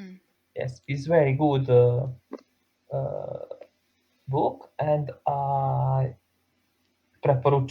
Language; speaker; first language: English; non-native, learner; Serbian